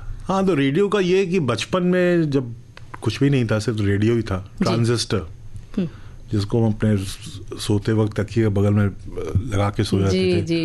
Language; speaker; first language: Hindi; native; Hindi